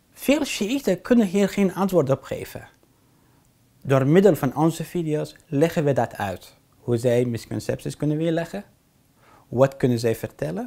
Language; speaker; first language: Dutch; non-native, fluent; Arabic